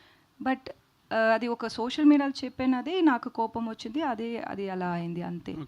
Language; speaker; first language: Telugu; non-native, learner; Tamil